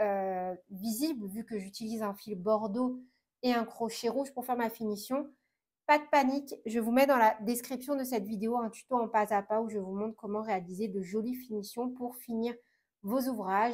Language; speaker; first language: French; native; French